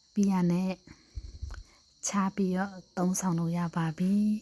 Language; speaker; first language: Burmese; non-native, local second language; Kachin